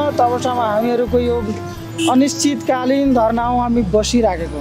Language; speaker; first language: Nepali; non-native, local second language; Maithili